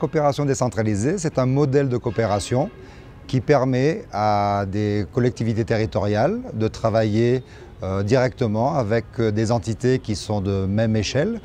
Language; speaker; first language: French; native; French